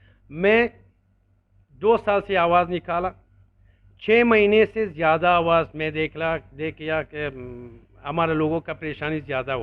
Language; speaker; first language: Hindi; non-native, learner; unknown